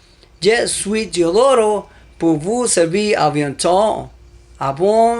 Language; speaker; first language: French; non-native, learner; Spanish